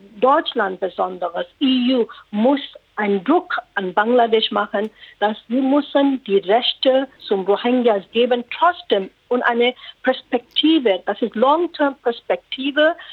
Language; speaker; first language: German; non-native, learner; Rohingya